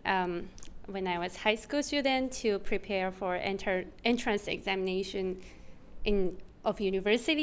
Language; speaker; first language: English; non-native, fluent; Japanese